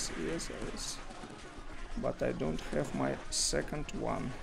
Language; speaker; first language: English; non-native, learner; Russian